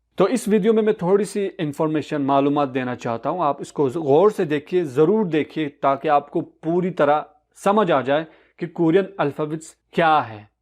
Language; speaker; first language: Urdu; non-native, local second language; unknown